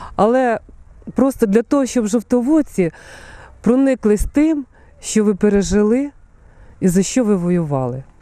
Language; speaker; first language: Ukrainian; native; Ukrainian